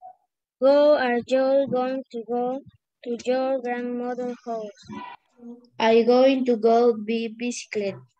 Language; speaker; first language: English; non-native, learner; Spanish